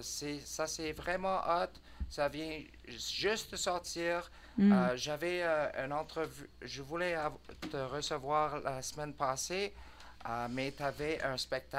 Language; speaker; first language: French; non-native, learner; English